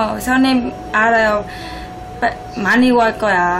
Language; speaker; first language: Korean; non-native, learner; Vietnamese